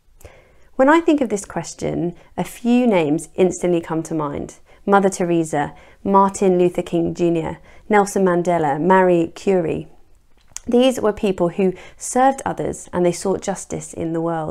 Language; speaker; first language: English; native; English